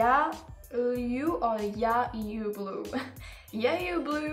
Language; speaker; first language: Russian; non-native, learner; French